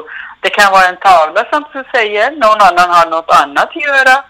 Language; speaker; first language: Swedish; non-native, fluent; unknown